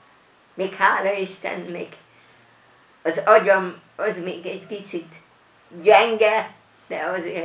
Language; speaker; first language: Hungarian; non-native, local second language; German